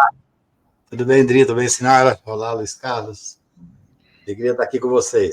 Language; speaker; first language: Portuguese; native; Portuguese